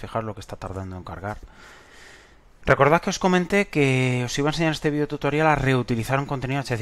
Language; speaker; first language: Spanish; native; Spanish